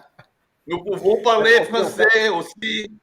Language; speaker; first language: French; non-native, learner; Portuguese